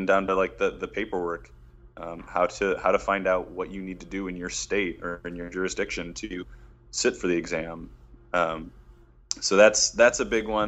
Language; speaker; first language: English; native; English